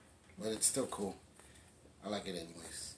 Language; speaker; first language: English; native; English